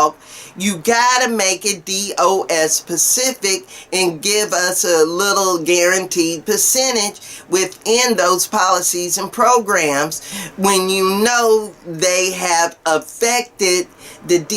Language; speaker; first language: English; native; English